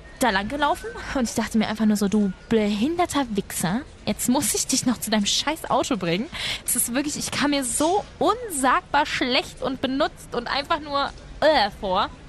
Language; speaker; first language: German; early bilingual, other home language; Spanish